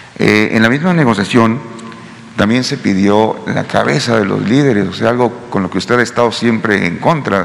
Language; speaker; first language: Spanish; native; Spanish